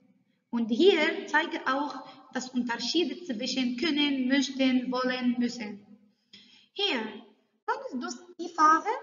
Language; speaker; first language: German; non-native, learner; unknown